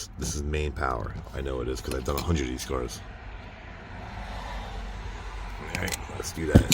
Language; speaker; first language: English; native; English